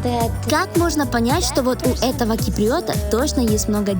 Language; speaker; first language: Russian; native; Russian